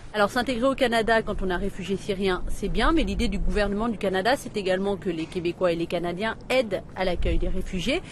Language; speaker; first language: French; native; French